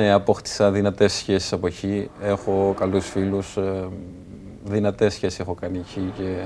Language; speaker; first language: Greek; non-native, fluent; Arabic